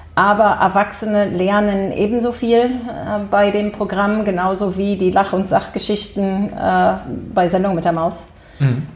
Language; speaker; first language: German; early bilingual, heritage; German